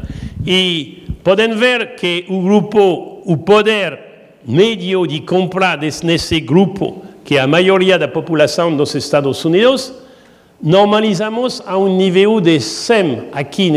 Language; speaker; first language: Portuguese; non-native, learner; French